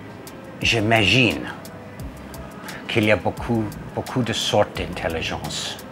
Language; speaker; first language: French; non-native, fluent; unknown